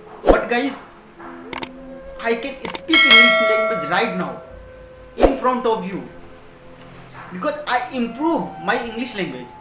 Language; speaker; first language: English; non-native, learner; Hindi